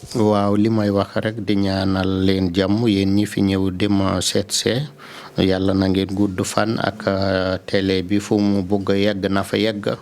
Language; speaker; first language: Wolof; non-native, local second language; Fula